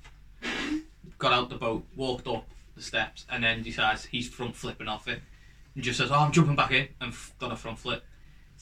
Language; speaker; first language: English; native; English